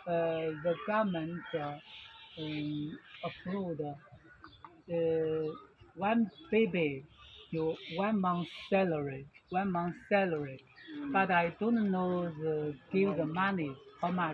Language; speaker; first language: English; non-native, learner; Chinese